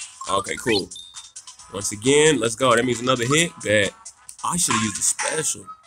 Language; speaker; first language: English; native; English